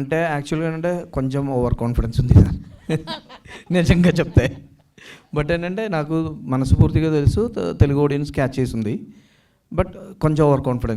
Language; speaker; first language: Telugu; non-native, local second language; Malayalam